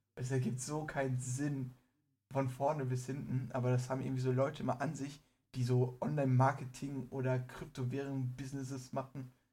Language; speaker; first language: German; early bilingual, other home language; Persian